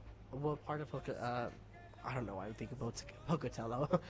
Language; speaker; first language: English; early bilingual, other home language; Spanish